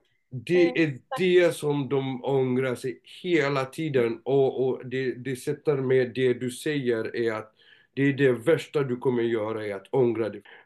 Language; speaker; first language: Swedish; non-native, fluent; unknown